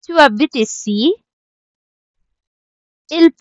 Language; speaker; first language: French; non-native, learner; Filipino